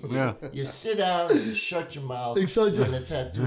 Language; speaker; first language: Dutch; non-native, learner; English